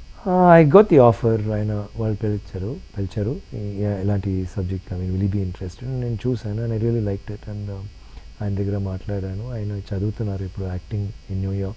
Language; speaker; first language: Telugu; non-native, local second language; Tamil